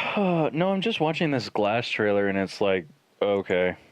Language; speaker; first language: English; native; English